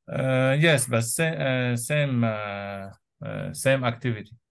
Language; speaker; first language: English; non-native, learner; Arabic